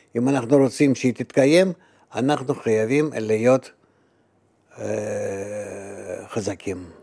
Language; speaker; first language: Hebrew; non-native, fluent; Russian